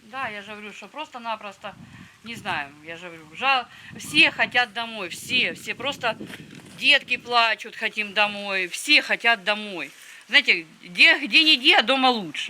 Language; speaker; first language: Russian; native; Russian